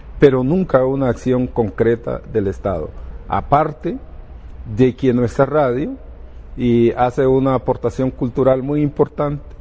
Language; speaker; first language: Spanish; non-native, local second language; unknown